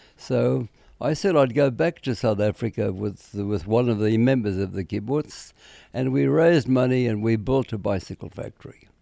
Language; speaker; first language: English; native; English